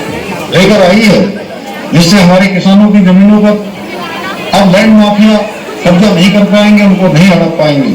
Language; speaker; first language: Hindi; native; Hindi